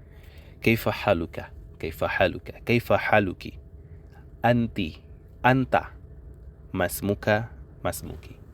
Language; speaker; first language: Arabic; non-native, fluent; Indonesian